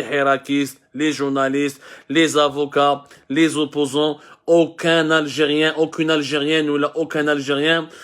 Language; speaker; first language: French; non-native, local second language; Arabic